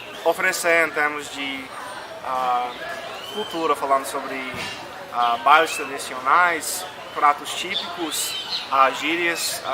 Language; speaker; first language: Portuguese; non-native, fluent; English